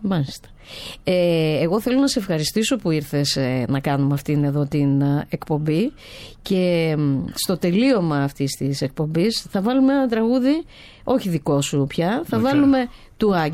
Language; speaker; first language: Greek; native; Greek